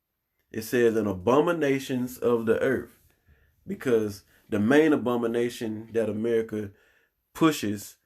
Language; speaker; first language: English; native; English